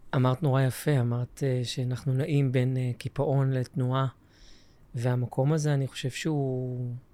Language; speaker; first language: Hebrew; native; Hebrew